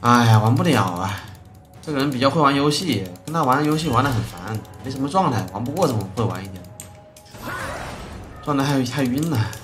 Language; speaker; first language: Chinese; native; Chinese